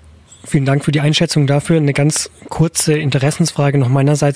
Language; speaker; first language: German; native; German